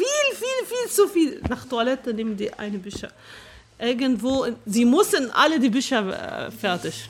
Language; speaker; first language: German; non-native, learner; Arabic